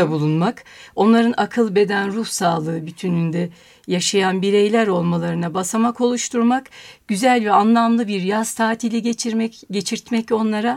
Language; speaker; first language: Turkish; native; Turkish